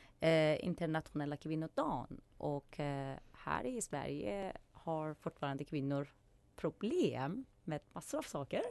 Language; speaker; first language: Swedish; non-native, fluent; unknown